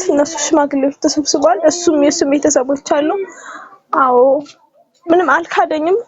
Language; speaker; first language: Amharic; native; Amharic